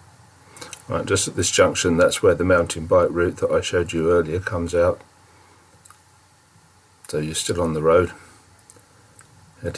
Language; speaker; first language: English; native; English